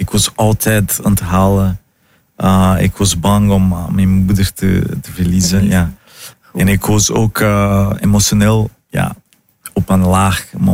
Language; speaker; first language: Dutch; non-native, learner; Portuguese